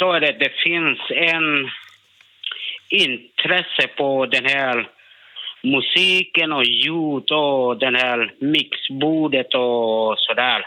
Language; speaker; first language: Swedish; non-native, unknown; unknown